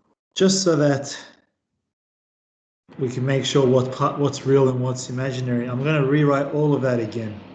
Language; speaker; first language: English; native; English